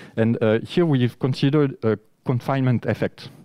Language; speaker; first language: English; non-native, fluent; French